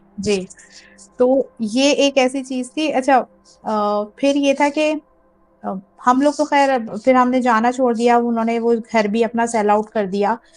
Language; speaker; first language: Urdu; native; Urdu